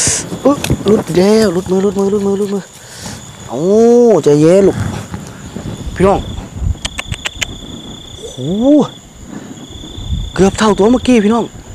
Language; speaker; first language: Thai; non-native, local second language; Northeastern Thai